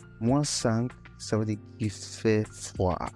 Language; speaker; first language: French; non-native, fluent; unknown